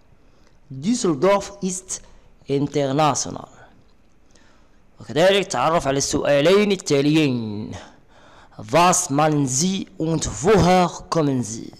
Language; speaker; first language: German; non-native, learner; Arabic